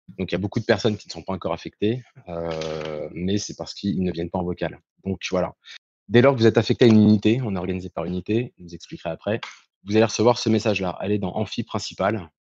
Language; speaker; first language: French; native; French